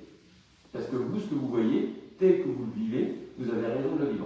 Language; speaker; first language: French; native; French